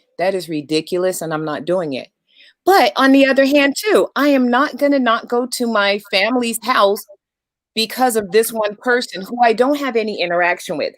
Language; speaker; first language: English; native; English